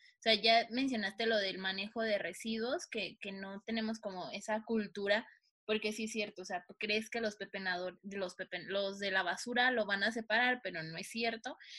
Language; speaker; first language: Spanish; native; Spanish